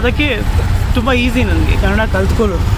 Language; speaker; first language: Kannada; non-native, local second language; Telugu